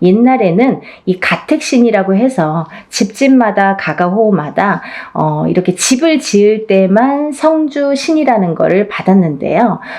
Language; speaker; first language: Korean; native; Korean